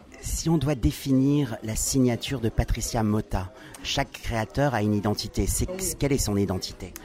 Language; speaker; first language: French; native; French